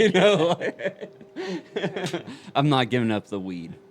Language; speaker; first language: English; native; English